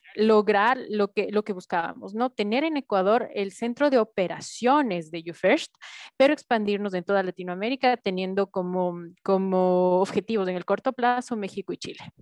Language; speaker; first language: Spanish; native; Spanish